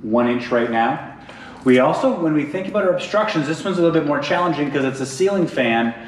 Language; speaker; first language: English; native; English